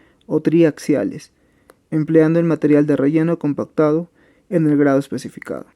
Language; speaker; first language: Spanish; native; Spanish